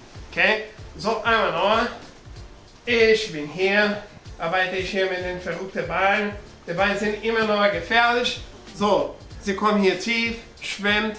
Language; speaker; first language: German; non-native, learner; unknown